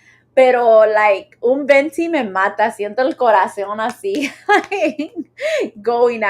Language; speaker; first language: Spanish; early bilingual, heritage; Spanish